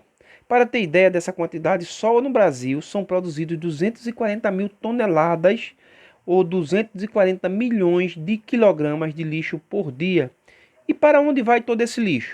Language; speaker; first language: Portuguese; native; Portuguese